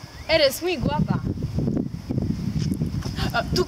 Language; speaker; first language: Spanish; non-native, learner; French